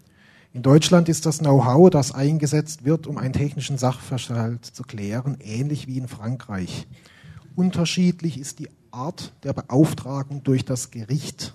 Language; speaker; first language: German; native; German